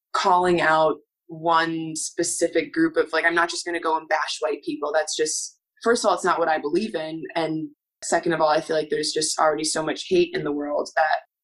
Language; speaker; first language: English; native; English